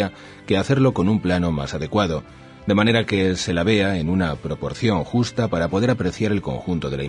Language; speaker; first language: Spanish; native; Spanish